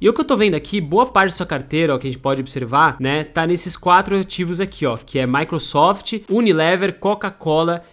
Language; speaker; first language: Portuguese; native; Portuguese